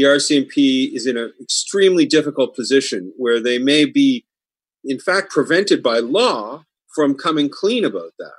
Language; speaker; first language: English; native; English